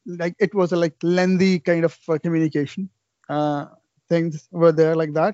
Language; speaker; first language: English; non-native, local second language; Urdu